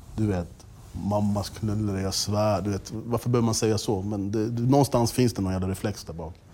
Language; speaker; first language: Swedish; native; Swedish